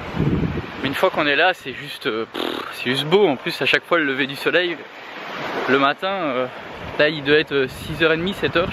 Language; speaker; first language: French; native; French